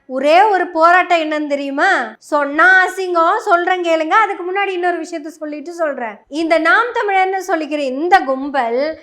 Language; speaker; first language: Tamil; non-native, local second language; Malayalam